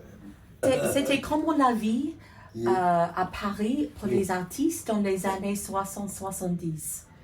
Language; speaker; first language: French; non-native, fluent; English